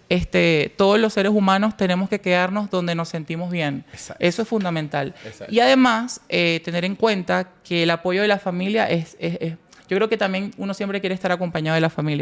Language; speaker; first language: Spanish; native; Spanish